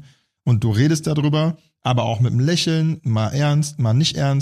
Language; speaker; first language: German; native; German